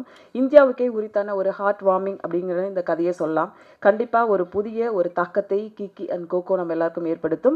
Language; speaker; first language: Tamil; native; Tamil